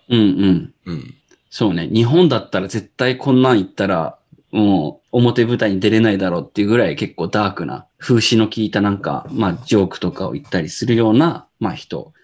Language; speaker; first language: Japanese; native; Japanese